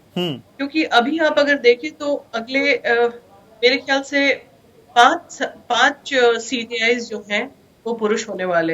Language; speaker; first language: Hindi; native; Hindi